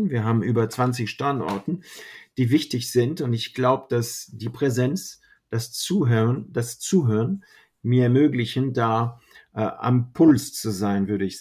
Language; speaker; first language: German; non-native, fluent; French